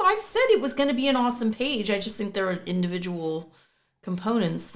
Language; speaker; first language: English; native; English